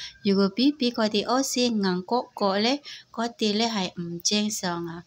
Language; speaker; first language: Cantonese; non-native, fluent; Indonesian